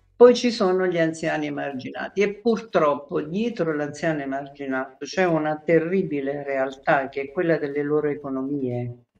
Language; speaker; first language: Italian; native; Italian